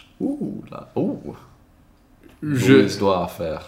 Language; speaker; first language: French; non-native, learner; Swedish